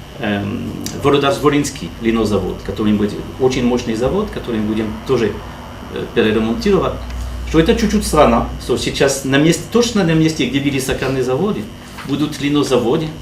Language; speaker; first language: Russian; non-native, learner; French